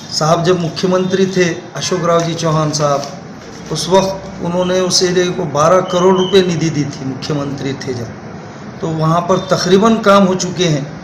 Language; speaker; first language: Hindi; non-native, local second language; Urdu